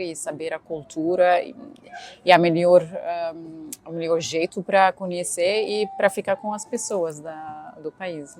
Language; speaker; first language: Portuguese; non-native, fluent; Arabic